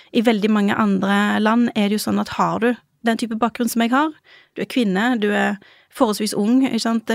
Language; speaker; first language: Norwegian; early bilingual, other home language; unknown